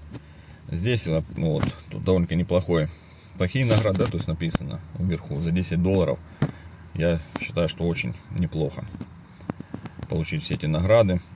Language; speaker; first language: Russian; native; Russian